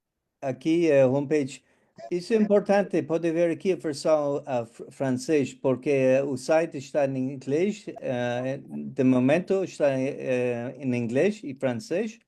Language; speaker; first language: Portuguese; non-native, fluent; English